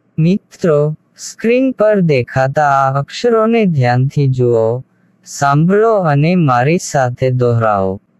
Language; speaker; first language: Gujarati; non-native, local second language; Urdu